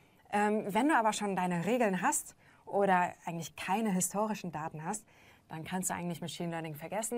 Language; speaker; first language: German; native; German